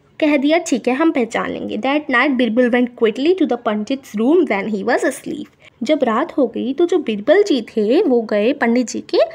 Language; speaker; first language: Hindi; native; Hindi